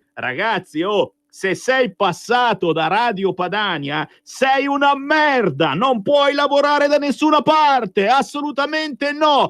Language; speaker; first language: Italian; native; Italian